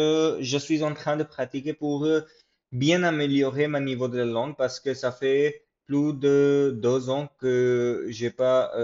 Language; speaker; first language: French; non-native, fluent; English